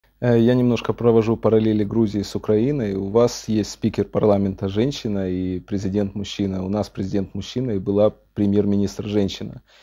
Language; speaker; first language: Russian; native; Russian